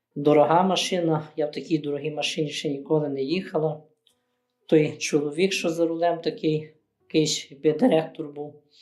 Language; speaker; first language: Ukrainian; native; Ukrainian